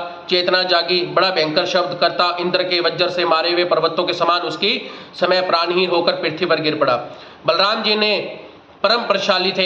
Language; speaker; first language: Hindi; native; Hindi